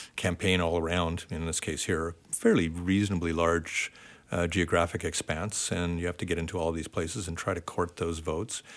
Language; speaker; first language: English; native; English